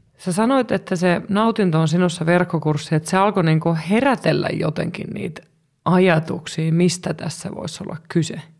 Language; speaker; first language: Finnish; native; Finnish